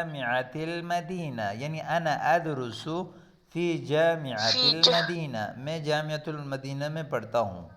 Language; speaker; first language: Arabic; non-native, fluent; Urdu